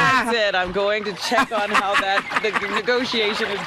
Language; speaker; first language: English; native; English